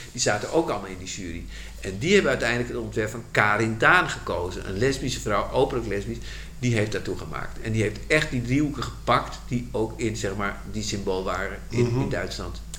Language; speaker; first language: Dutch; native; Dutch